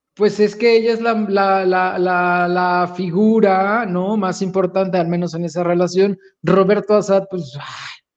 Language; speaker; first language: Spanish; native; Spanish